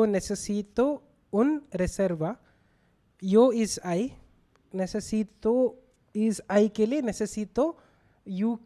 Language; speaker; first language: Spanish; non-native, learner; Hindi